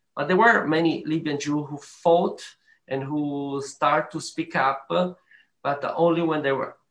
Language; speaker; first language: English; non-native, learner; Arabic